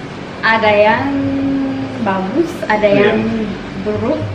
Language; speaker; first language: Indonesian; non-native, learner; Amharic